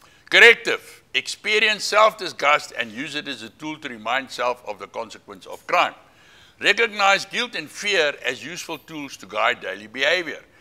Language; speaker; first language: English; non-native, local second language; Afrikaans